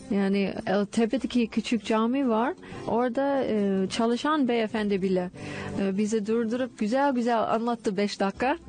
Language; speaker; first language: Turkish; non-native, fluent; English